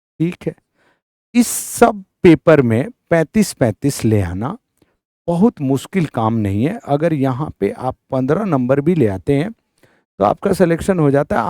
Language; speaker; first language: Hindi; native; Hindi